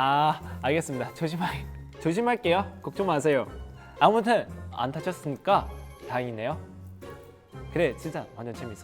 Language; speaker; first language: Korean; non-native, fluent; Cantonese